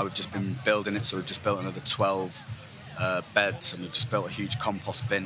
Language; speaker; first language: English; native; English